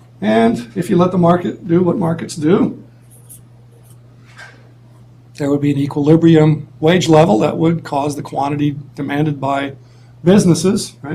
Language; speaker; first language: English; native; English